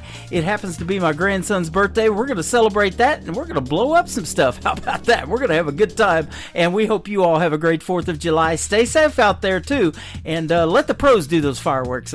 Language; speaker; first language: English; native; English